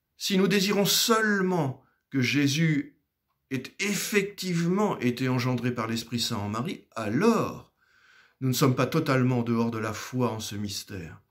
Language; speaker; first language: French; native; French